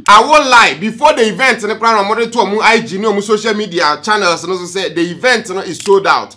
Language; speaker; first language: English; non-native, local second language; Akan